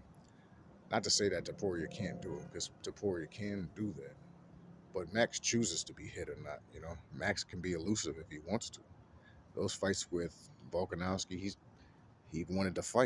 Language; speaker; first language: English; native; English